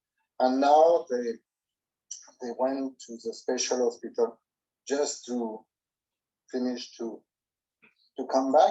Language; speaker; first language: English; non-native, learner; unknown